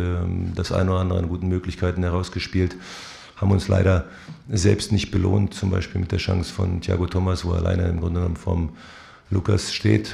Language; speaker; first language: German; native; German